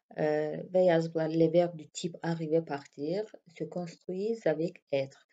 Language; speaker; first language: French; non-native, fluent; Azerbaijani